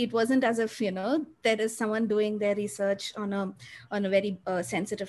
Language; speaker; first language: English; non-native, local second language; Malayalam